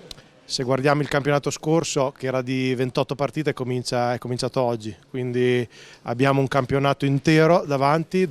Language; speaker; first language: Italian; native; Italian